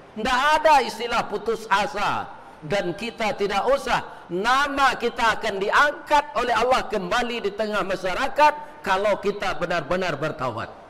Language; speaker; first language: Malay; non-native, local second language; Minangkabau